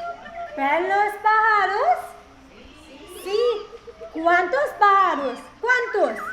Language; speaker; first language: Spanish; non-native, learner; English